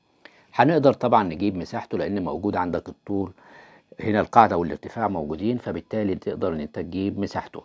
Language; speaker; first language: Arabic; native; Arabic